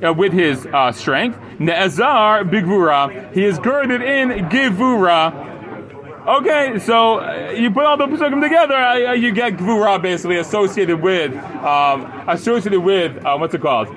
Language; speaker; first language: English; native; English